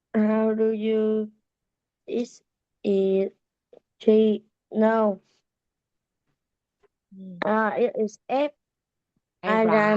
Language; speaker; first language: English; non-native, learner; Vietnamese